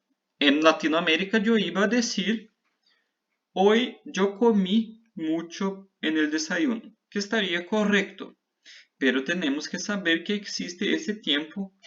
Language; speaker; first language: Spanish; non-native, fluent; Portuguese